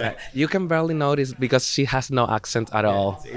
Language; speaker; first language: English; non-native, fluent; Spanish